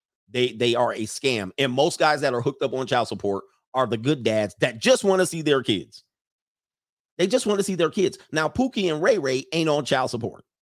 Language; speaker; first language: English; native; English